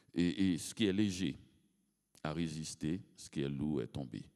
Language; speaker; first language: French; native; French